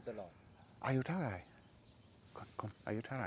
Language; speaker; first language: Thai; non-native, learner; English